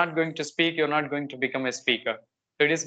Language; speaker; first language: English; non-native, local second language; Hindi